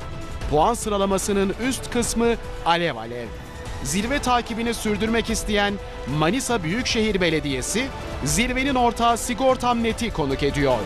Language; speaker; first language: Turkish; native; Turkish